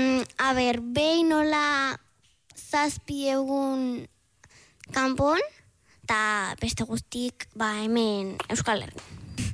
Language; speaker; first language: Basque; non-native, local second language; Spanish